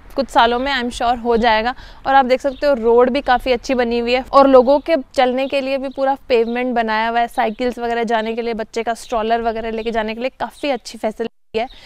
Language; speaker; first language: Hindi; native; Hindi